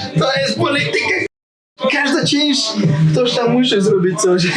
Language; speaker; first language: Polish; non-native, learner; Russian